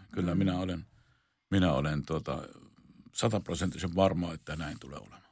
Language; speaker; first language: Finnish; non-native, fluent; Arabic